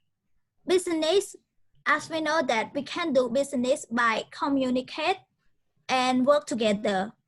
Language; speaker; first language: English; non-native, learner; Khmer